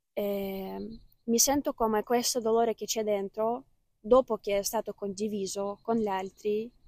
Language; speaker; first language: Italian; non-native, fluent; Ukrainian